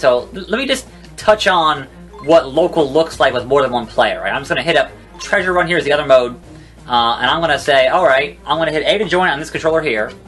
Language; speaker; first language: English; native; English